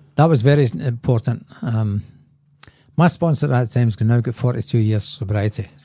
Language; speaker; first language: English; native; English